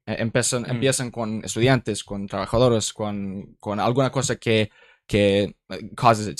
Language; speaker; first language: Spanish; non-native, learner; English